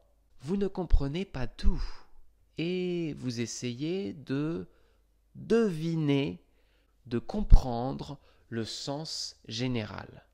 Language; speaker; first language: French; non-native, fluent; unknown